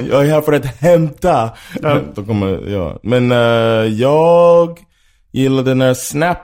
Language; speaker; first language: Swedish; non-native, fluent; English